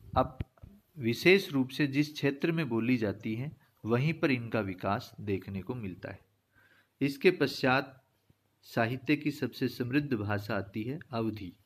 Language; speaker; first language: Hindi; native; Hindi